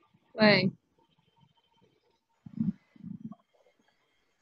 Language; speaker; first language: English; non-native, learner; Indonesian